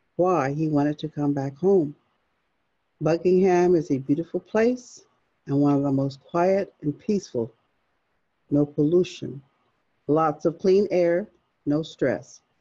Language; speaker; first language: English; native; English